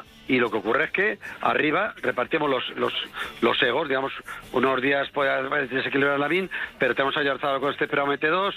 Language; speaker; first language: Spanish; native; Spanish